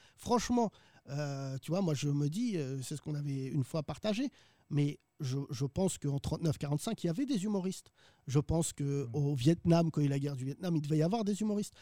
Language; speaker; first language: French; early bilingual, other home language; Arabic